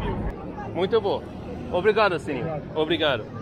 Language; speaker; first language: Portuguese; non-native, learner; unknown